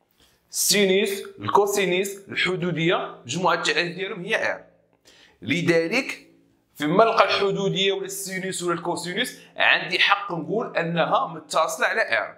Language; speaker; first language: Arabic; native; Arabic